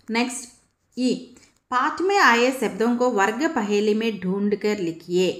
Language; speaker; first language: Hindi; non-native, local second language; Telugu